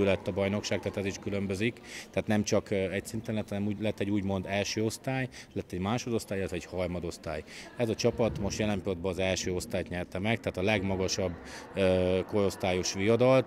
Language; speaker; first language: Hungarian; native; Hungarian